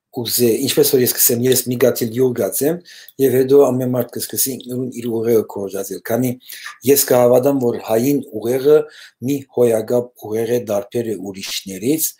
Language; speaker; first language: Armenian; early bilingual, heritage; Armenian